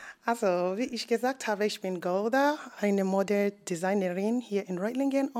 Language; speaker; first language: German; non-native, fluent; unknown